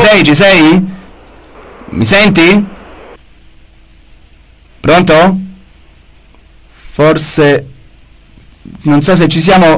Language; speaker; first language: Italian; native; Italian